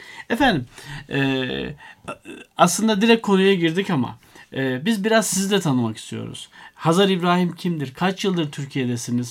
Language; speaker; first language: Turkish; native; Turkish